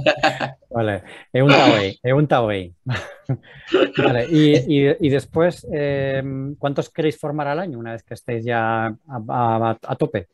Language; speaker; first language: Spanish; native; Spanish